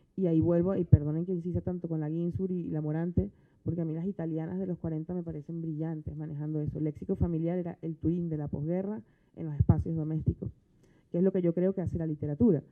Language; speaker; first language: Spanish; native; Spanish